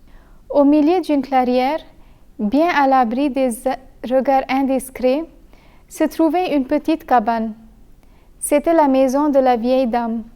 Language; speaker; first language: French; non-native, fluent; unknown